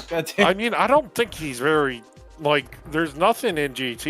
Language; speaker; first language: English; native; English